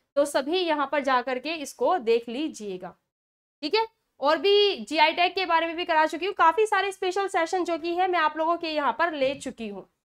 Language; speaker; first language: Hindi; native; Hindi